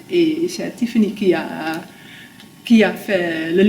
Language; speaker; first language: French; non-native, fluent; Dutch